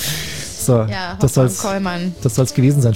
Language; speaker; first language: German; native; German